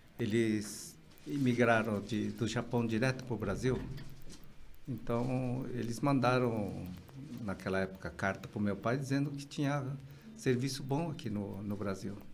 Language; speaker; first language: Portuguese; early bilingual, other home language; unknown